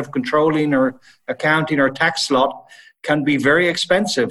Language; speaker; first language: English; native; English